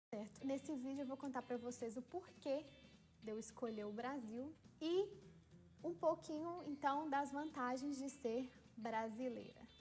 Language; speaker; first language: Portuguese; native; Portuguese